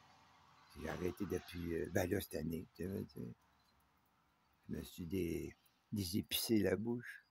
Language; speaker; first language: French; native; French